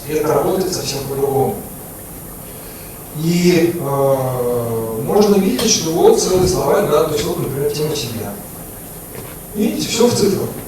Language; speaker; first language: Russian; native; Russian